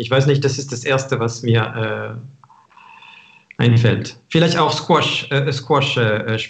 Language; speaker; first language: German; non-native, fluent; French